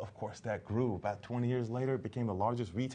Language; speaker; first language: English; native; English